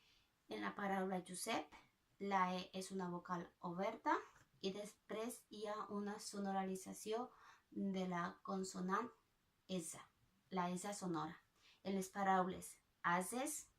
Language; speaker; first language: Catalan; non-native, local second language; Spanish